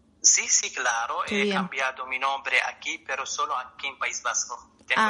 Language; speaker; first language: Spanish; non-native, learner; Arabic